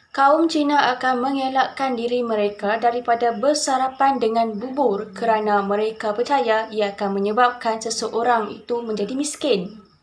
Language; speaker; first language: Malay; native; Malay